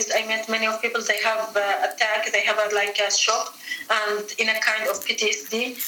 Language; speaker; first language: English; non-native, fluent; Arabic